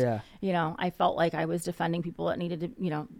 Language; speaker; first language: English; native; English